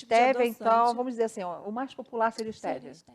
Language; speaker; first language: Portuguese; native; Portuguese